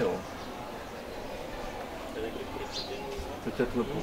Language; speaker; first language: French; non-native, fluent; English